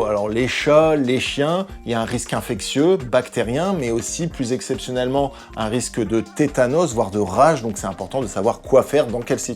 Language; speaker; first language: French; native; French